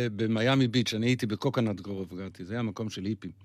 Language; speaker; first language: Hebrew; non-native, local second language; Yiddish